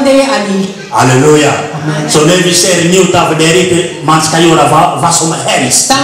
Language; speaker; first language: Swedish; non-native, learner; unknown